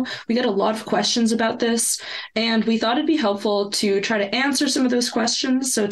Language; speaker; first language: English; non-native, local second language; French